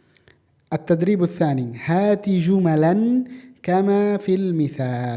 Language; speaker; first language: Arabic; non-native, fluent; Indonesian